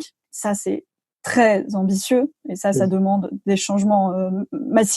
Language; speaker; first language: French; native; French